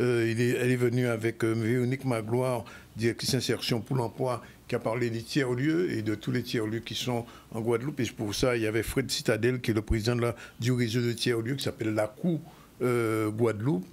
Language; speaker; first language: French; native; French